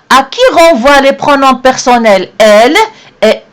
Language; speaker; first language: French; non-native, local second language; Arabic